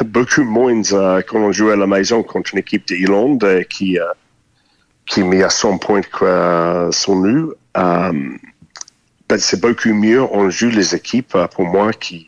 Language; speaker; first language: French; non-native, fluent; English